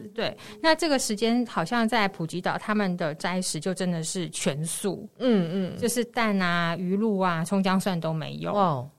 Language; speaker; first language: Chinese; native; Chinese